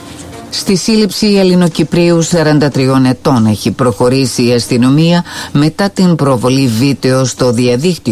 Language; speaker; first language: Greek; native; Greek